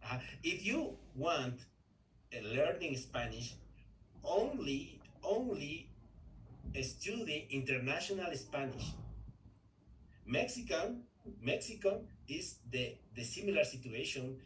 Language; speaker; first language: English; non-native, learner; Spanish